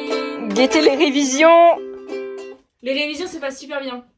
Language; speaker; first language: French; native; French